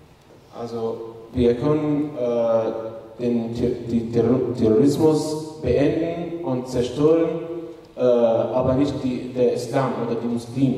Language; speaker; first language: German; non-native, fluent; Arabic